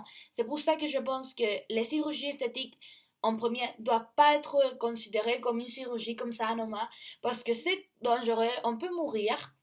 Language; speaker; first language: French; non-native, learner; Spanish